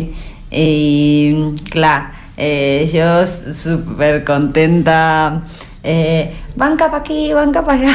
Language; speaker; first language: Catalan; non-native, learner; Spanish